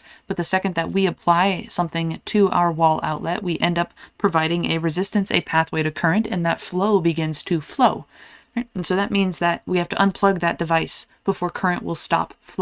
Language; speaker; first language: English; native; English